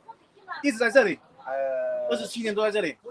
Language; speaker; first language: Chinese; early bilingual, heritage; Chinese